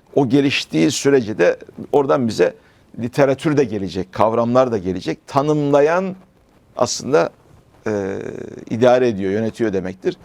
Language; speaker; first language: Turkish; native; Turkish